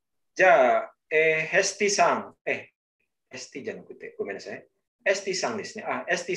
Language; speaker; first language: Japanese; non-native, learner; Indonesian